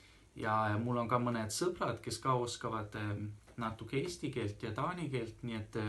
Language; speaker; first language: Estonian; early bilingual, heritage; Estonian